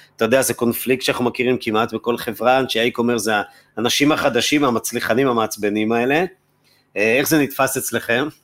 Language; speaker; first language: Hebrew; native; Hebrew